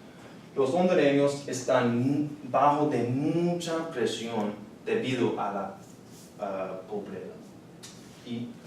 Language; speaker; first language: Spanish; non-native, learner; English